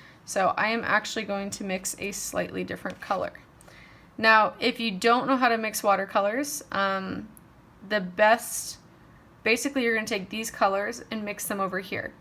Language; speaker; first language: English; native; English